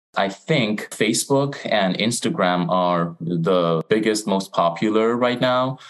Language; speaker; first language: English; non-native, fluent; Persian